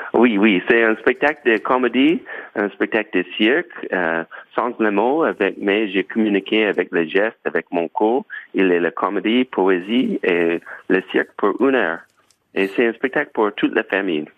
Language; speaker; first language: French; non-native, learner; English